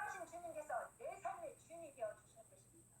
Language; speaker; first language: Korean; native; Korean